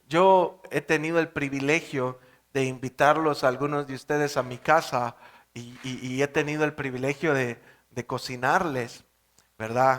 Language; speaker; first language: Spanish; native; Spanish